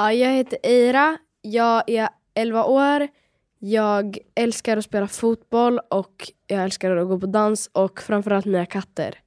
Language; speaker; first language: Swedish; native; Swedish